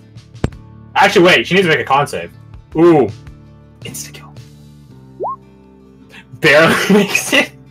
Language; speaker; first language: English; native; English